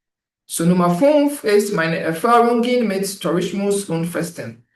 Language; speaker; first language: German; non-native, fluent; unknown